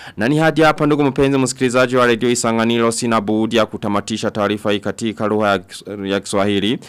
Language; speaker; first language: Swahili; non-native, local second language; Rundi